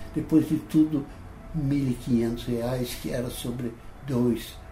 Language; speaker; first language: Portuguese; non-native, fluent; Dutch